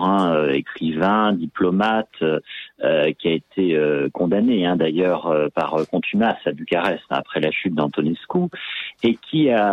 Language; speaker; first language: French; native; French